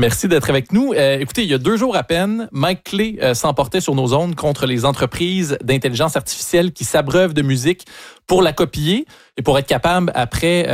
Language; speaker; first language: French; native; French